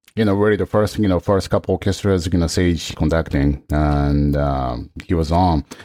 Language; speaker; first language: English; non-native, fluent; Japanese